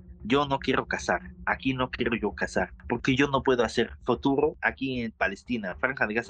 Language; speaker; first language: Spanish; non-native, learner; Arabic